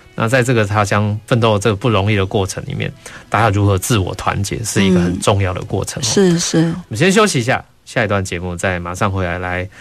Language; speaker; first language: Chinese; non-native, fluent; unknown